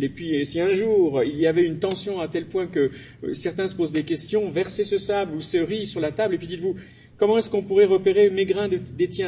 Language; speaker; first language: French; native; French